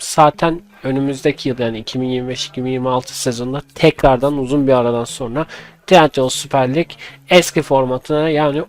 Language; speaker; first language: Turkish; native; Turkish